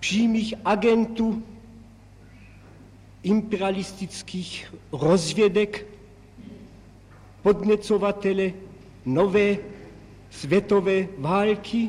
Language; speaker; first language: Czech; non-native, fluent; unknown